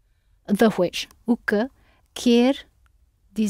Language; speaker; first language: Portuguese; non-native, fluent; English